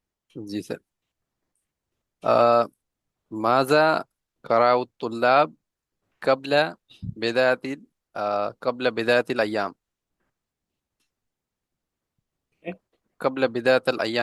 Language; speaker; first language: Arabic; non-native, learner; Urdu